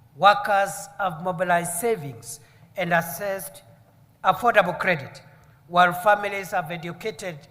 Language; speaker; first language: English; non-native, local second language; Swahili